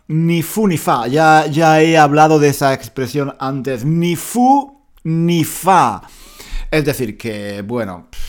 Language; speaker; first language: Spanish; native; Spanish